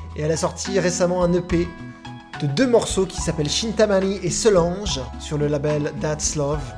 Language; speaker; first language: French; native; French